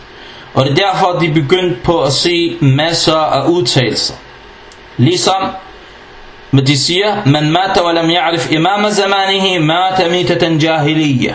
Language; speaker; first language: Danish; non-native, fluent; Arabic